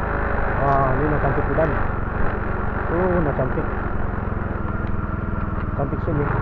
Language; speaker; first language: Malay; non-native, local second language; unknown